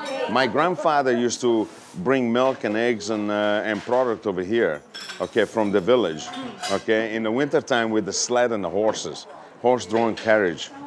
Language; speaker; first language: English; non-native, fluent; Italian